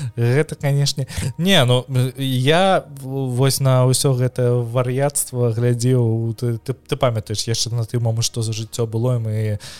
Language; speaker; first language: Belarusian; non-native, local second language; Russian